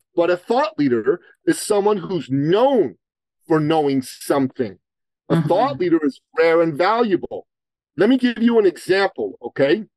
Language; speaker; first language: English; early bilingual, other home language; Persian